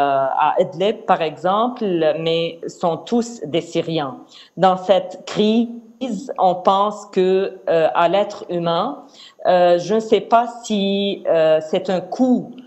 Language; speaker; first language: French; non-native, fluent; Arabic